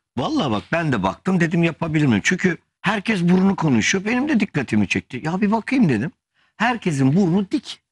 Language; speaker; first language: Turkish; native; Turkish